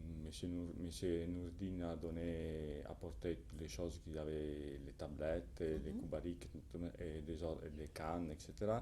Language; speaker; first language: French; non-native, fluent; Italian